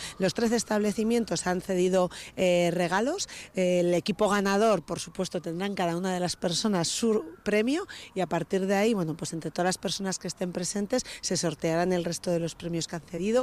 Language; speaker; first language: Spanish; native; Spanish